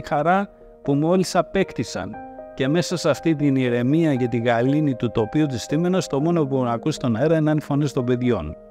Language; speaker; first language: Greek; native; Greek